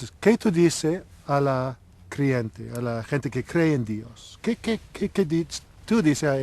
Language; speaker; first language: Spanish; non-native, learner; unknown